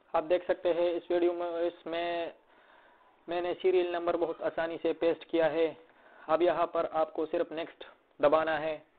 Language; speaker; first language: Hindi; native; Hindi